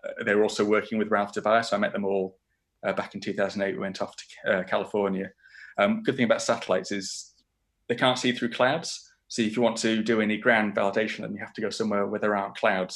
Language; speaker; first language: English; native; English